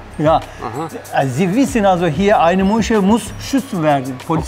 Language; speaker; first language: German; non-native, learner; Turkish